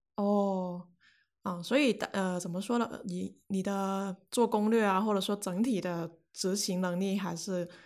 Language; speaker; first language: Chinese; non-native, local second language; Cantonese